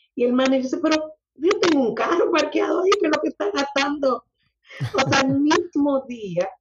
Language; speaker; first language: Spanish; native; Spanish